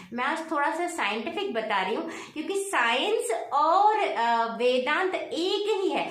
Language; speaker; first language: Hindi; native; Hindi